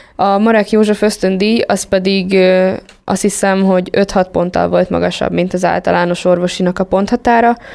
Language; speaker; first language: Hungarian; native; Hungarian